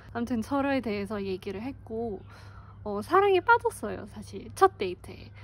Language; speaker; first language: Korean; non-native, fluent; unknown